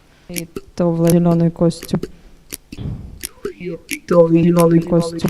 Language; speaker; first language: Polish; non-native, fluent; Ukrainian